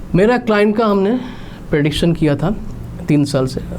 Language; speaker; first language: Hindi; non-native, local second language; Bangla